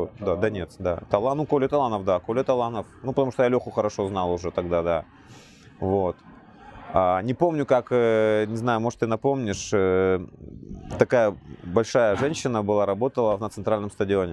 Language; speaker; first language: Russian; native; Russian